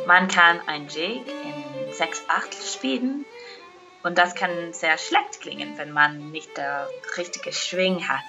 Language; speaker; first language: German; non-native, learner; English